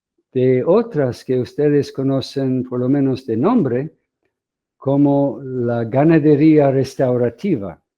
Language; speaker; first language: Spanish; non-native, fluent; English